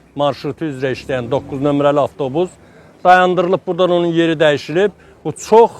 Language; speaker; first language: Azerbaijani; native; Azerbaijani